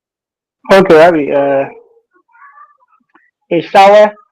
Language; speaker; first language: German; non-native, learner; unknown